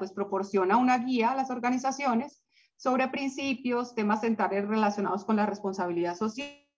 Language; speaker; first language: Spanish; native; Spanish